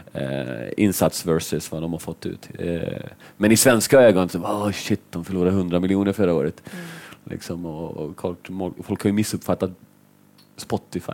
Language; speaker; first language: Swedish; early bilingual, other home language; Finnish